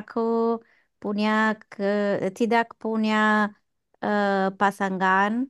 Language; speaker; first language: Indonesian; non-native, learner; English